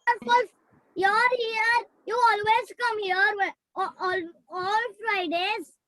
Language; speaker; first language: English; non-native, learner; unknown